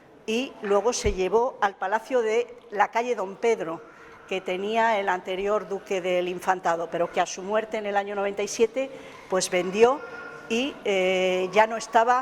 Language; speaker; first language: Spanish; native; Spanish